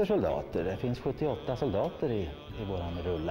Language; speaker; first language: Swedish; native; Swedish